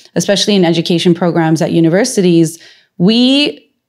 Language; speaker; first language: English; native; English